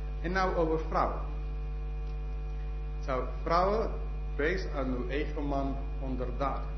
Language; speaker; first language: Dutch; non-native, fluent; English